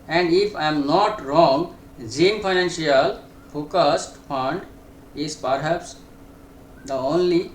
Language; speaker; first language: English; non-native, local second language; Bangla